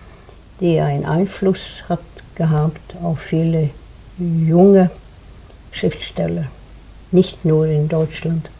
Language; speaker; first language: German; non-native, fluent; Swedish